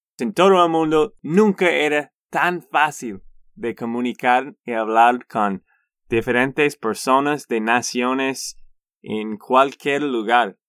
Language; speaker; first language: Spanish; non-native, learner; English